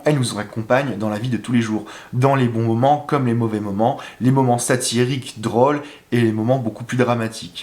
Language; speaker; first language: French; native; French